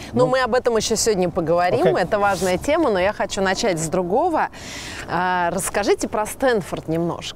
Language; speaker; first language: Russian; native; Russian